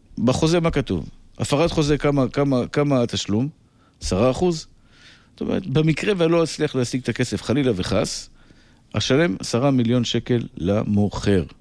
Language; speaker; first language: Hebrew; native; Hebrew